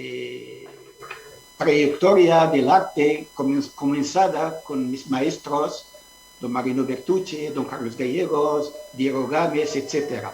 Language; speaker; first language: Spanish; non-native, fluent; Arabic